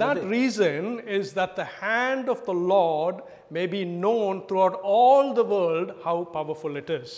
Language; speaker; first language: English; non-native, local second language; Tamil